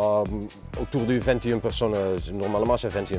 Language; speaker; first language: French; non-native, learner; Dutch